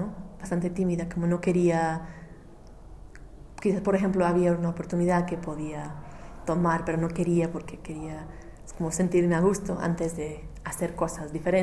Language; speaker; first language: Spanish; non-native, fluent; English